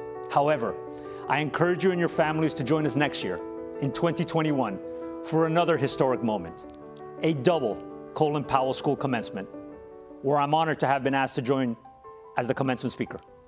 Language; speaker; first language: English; early bilingual, other home language; Spanish